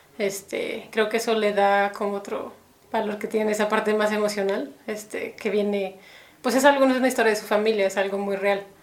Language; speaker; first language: Spanish; native; Spanish